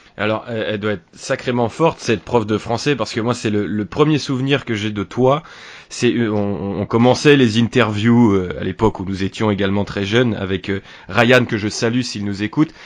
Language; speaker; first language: French; native; French